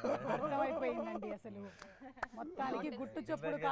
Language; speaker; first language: Telugu; native; Telugu